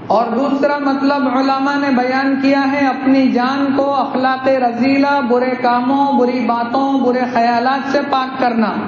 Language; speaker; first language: Urdu; non-native, local second language; Gujarati